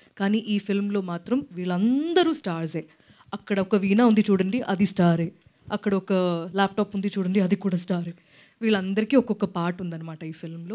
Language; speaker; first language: Telugu; non-native, local second language; Malayalam